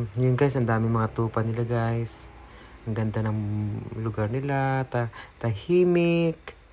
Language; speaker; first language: Filipino; non-native, local second language; Cebuano